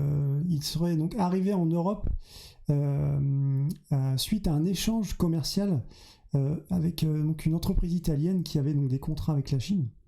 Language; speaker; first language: French; native; French